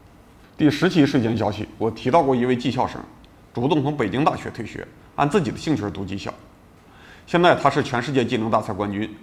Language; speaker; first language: Chinese; native; Chinese